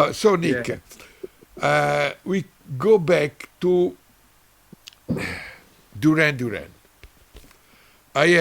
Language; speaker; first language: English; non-native, learner; Italian